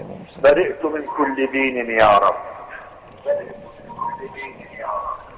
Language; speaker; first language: Arabic; native; Arabic